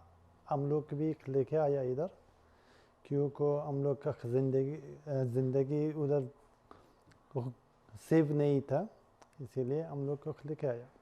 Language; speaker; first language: Hindi; non-native, learner; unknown